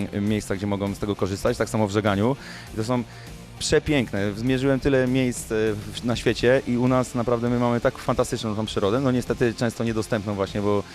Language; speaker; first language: Polish; native; Polish